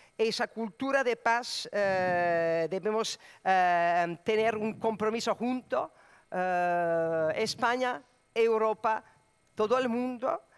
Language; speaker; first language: Spanish; non-native, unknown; Serbian